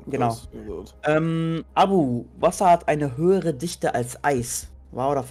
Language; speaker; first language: German; native; German